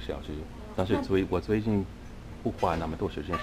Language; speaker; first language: Chinese; non-native, fluent; English